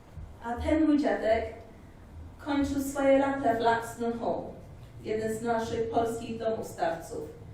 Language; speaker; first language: Polish; early bilingual, heritage; Polish